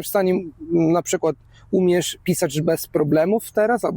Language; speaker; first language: Polish; non-native, fluent; Italian